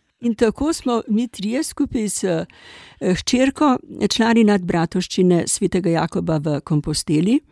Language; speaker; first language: Slovenian; native; Slovenian